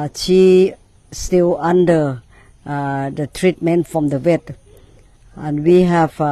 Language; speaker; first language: English; non-native, learner; Thai